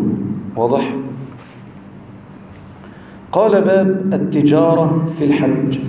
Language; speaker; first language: Arabic; native; Arabic